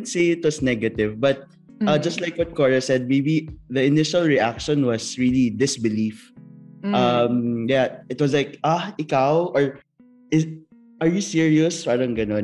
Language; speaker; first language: English; non-native, local second language; Filipino